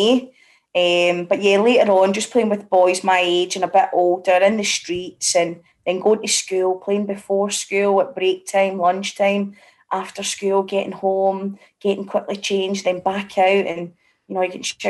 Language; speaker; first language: English; native; English